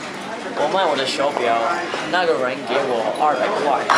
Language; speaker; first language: Chinese; non-native, learner; English